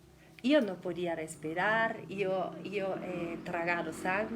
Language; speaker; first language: Spanish; non-native, fluent; German